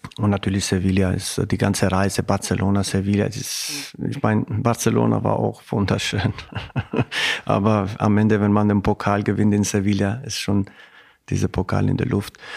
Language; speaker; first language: German; non-native, fluent; Albanian